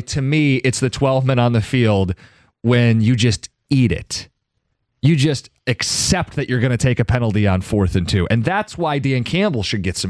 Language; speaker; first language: English; native; English